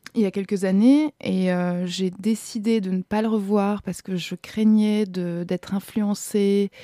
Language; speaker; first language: French; non-native, fluent; German